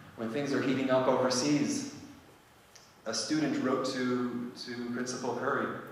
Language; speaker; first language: English; native; English